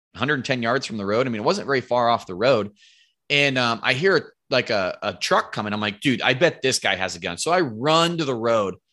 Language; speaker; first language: English; native; English